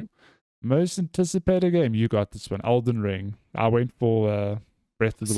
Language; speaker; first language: English; native; English